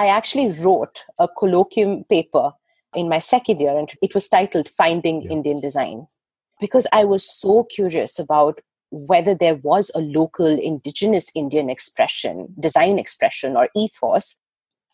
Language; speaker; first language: English; non-native, local second language; Hindi